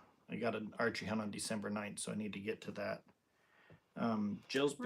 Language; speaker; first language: English; native; English